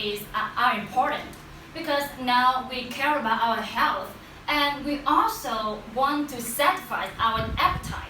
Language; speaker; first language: English; non-native, learner; Vietnamese